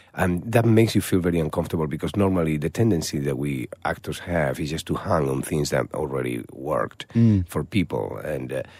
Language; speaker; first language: English; non-native, fluent; Spanish